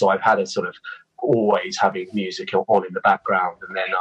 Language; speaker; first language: English; native; English